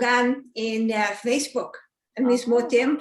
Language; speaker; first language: Spanish; non-native, learner; English